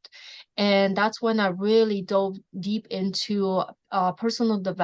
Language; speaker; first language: English; non-native, fluent; Polish